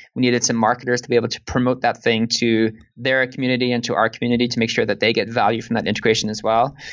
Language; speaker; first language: English; native; English